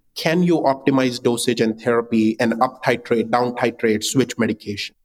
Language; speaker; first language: English; non-native, local second language; Hindi